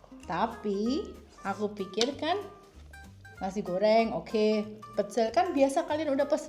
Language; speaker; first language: Indonesian; native; Indonesian